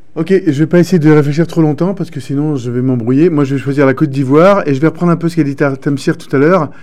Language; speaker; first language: French; early bilingual, other home language; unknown